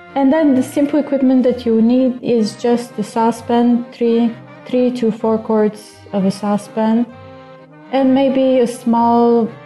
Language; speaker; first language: English; non-native, fluent; Bulgarian